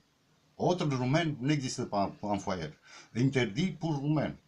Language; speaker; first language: French; non-native, learner; Romanian